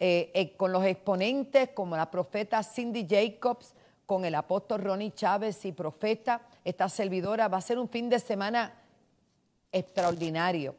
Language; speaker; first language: Spanish; native; Spanish